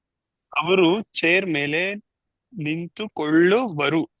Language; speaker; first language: Kannada; non-native, learner; Telugu